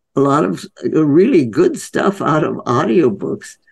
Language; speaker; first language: English; native; English